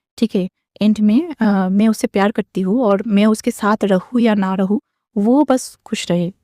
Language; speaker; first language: Hindi; non-native, local second language; Bangla